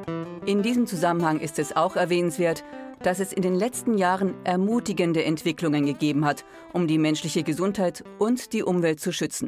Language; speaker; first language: German; native; German